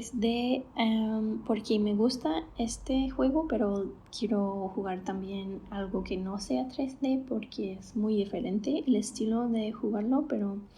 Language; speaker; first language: Spanish; non-native, fluent; English